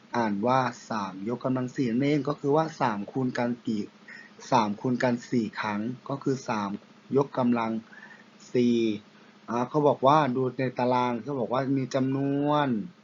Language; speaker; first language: Thai; non-native, local second language; Pattani Malay